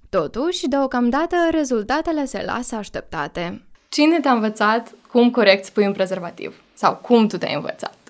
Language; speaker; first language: Romanian; native; Romanian